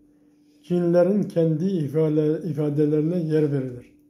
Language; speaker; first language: Turkish; native; Turkish